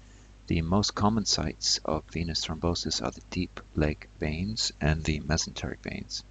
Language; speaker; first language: English; native; English